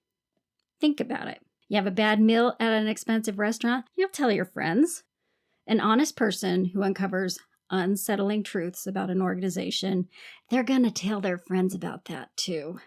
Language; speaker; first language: English; native; English